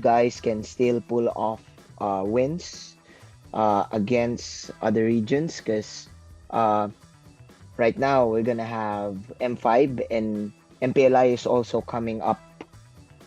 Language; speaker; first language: English; non-native, local second language; Filipino